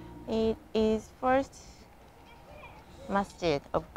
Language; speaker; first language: English; non-native, learner; Korean